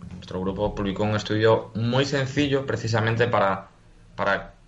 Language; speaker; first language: Spanish; native; Spanish